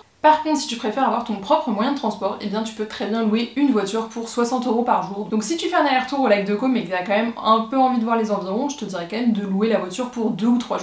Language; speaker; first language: French; native; French